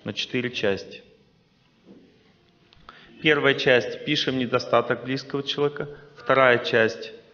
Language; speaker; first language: Russian; native; Russian